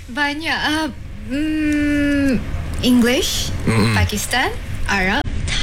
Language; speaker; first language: English; non-native, local second language; Malay